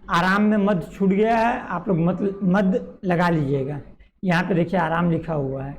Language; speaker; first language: Urdu; native; Urdu